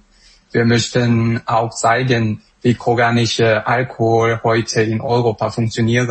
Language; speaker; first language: German; non-native, fluent; Korean